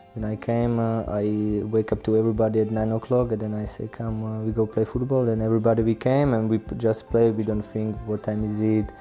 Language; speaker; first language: English; non-native, learner; Slovak